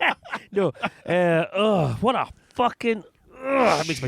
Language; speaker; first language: English; native; English